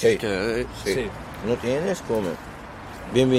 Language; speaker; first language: Spanish; non-native, learner; Arabic